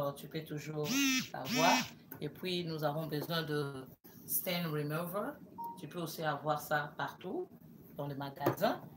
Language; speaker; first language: French; non-native, local second language; Lingala